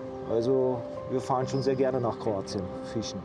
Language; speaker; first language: German; native; German